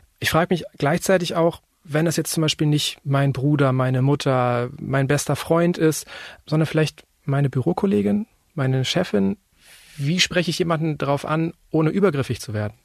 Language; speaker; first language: German; native; German